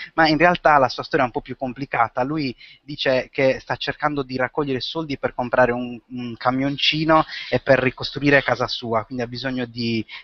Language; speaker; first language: Italian; native; Italian